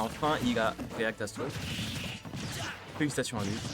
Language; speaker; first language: French; native; French